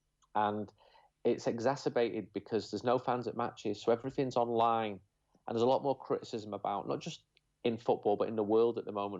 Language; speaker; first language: English; native; English